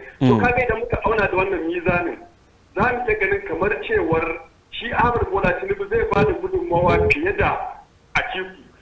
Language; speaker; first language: Hausa; native; Hausa